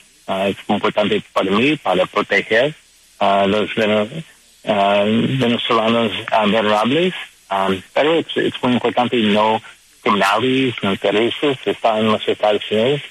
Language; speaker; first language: Spanish; non-native, learner; English